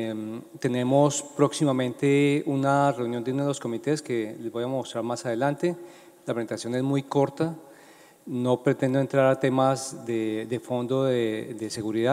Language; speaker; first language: Spanish; native; Spanish